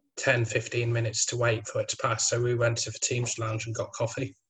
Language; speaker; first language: English; native; English